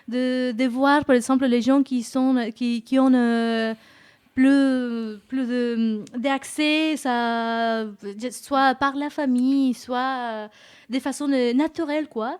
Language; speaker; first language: French; non-native, fluent; Spanish